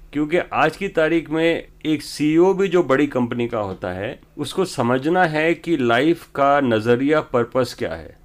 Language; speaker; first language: Hindi; native; Hindi